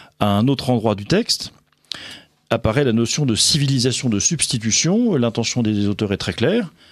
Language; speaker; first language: French; native; French